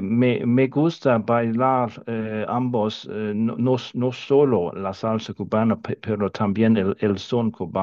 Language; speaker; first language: Spanish; non-native, fluent; Danish